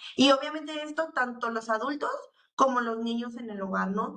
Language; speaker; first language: Spanish; native; Spanish